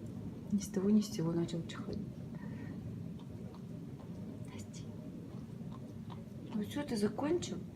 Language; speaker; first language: Russian; native; Russian